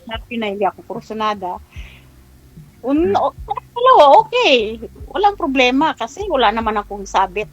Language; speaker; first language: Filipino; non-native, local second language; Chavacano